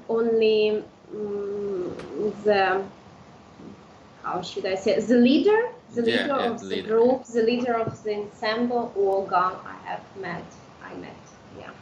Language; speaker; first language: English; non-native, fluent; Udmurt